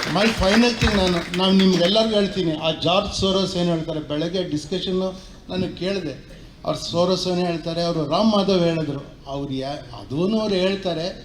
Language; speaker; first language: Kannada; native; Kannada